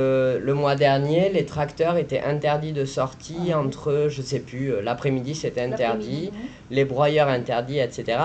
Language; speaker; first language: French; native; French